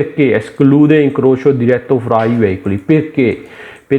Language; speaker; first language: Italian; non-native, fluent; Punjabi